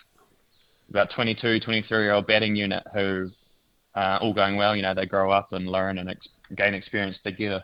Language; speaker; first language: English; native; English